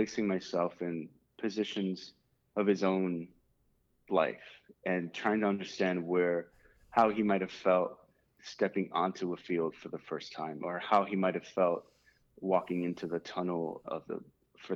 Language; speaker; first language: English; native; English